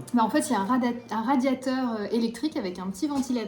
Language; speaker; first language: French; native; French